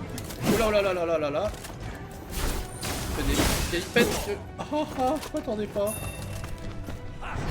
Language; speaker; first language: French; native; French